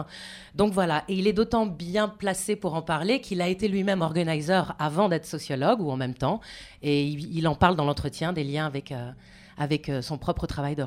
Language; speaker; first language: French; native; French